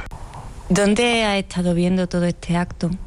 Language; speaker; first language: Spanish; native; Spanish